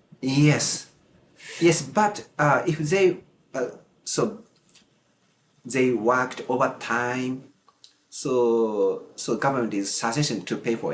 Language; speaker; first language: English; non-native, learner; Japanese